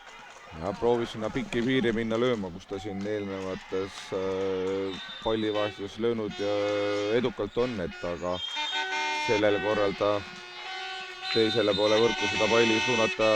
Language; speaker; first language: Estonian; native; Estonian